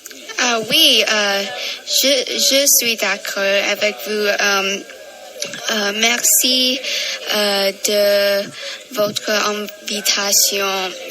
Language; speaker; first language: French; non-native, learner; English